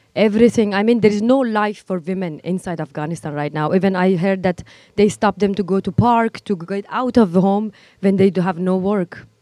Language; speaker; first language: English; non-native, fluent; Persian